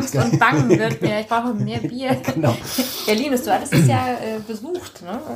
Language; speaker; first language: German; native; German